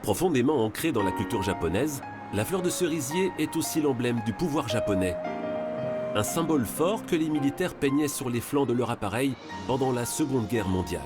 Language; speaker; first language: French; native; French